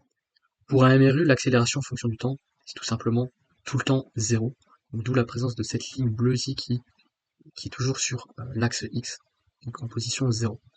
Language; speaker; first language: French; native; French